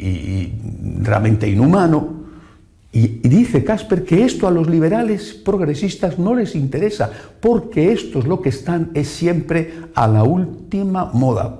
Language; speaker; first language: Spanish; native; Spanish